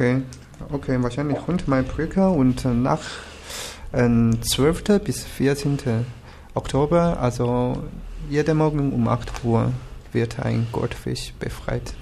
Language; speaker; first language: German; non-native, learner; Chinese